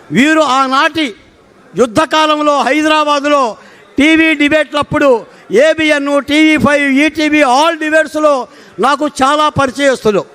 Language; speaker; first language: Telugu; native; Telugu